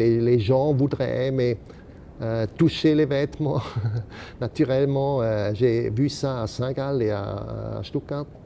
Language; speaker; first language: French; non-native, local second language; German